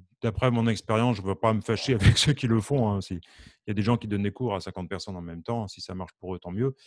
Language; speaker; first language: French; native; French